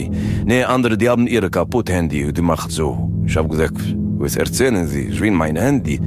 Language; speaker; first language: German; non-native, learner; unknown